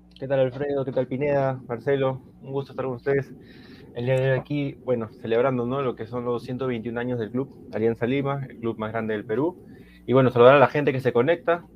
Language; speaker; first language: Spanish; native; Spanish